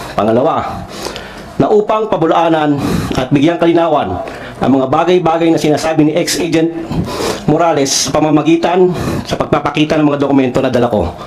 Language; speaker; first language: Filipino; non-native, local second language; Cebuano